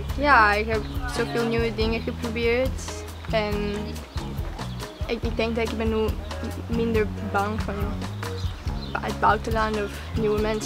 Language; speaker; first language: Dutch; non-native, learner; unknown